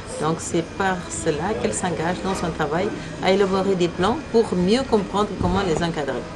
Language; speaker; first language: French; early bilingual, other home language; Kabuverdianu